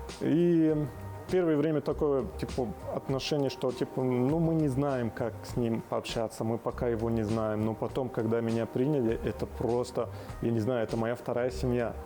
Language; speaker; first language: Russian; non-native, fluent; Arabic